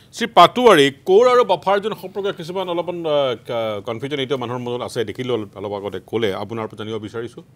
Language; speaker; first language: Assamese; native; Assamese